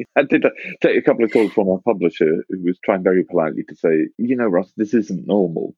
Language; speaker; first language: English; native; English